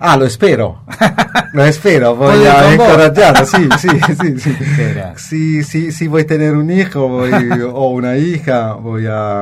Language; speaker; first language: Spanish; non-native, fluent; Italian